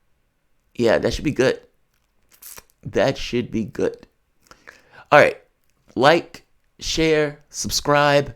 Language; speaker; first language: English; native; English